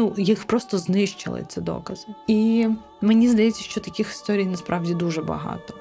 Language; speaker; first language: Ukrainian; non-native, local second language; Crimean Tatar